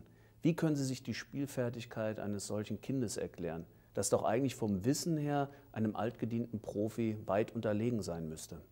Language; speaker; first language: German; native; German